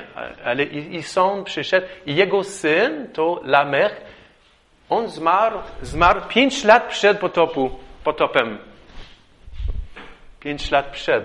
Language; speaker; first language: Polish; non-native, fluent; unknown